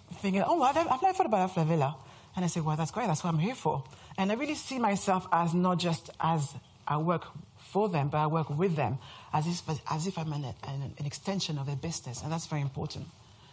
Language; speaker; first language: English; non-native, fluent; French